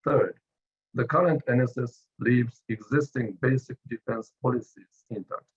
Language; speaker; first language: English; non-native, fluent; Japanese